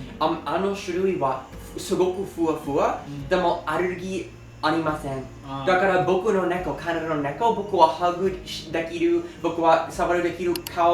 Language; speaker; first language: Japanese; non-native, learner; English